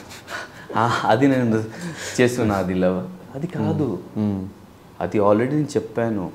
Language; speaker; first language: Telugu; non-native, learner; Hindi